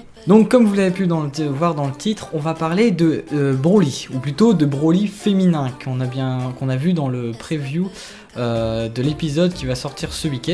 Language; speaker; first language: French; native; French